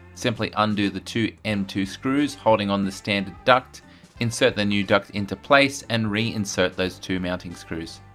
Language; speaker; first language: English; native; English